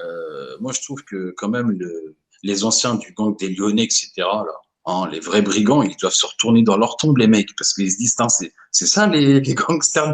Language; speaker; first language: French; native; French